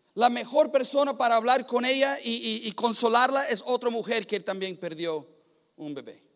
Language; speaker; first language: Spanish; non-native, fluent; English